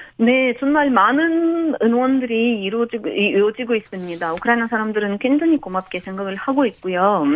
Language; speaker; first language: Korean; non-native, fluent; Ukrainian